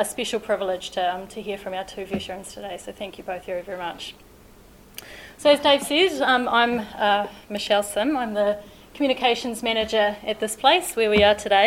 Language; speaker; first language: English; native; English